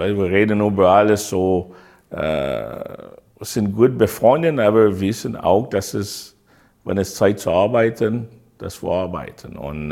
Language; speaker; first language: German; non-native, learner; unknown